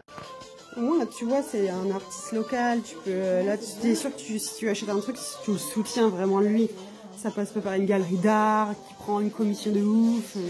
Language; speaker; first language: French; native; French